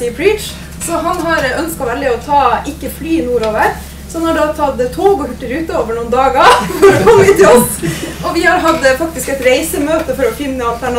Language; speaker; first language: Norwegian; native; Norwegian